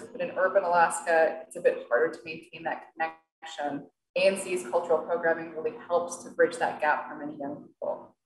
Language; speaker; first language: English; native; English